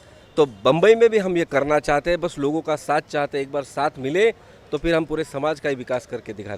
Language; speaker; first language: Hindi; non-native, local second language; Marathi